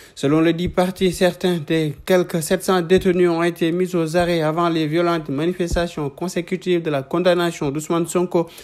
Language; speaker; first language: French; non-native, local second language; Wolof